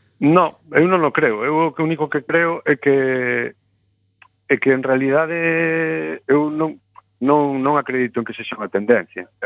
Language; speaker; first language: Galician; native; Galician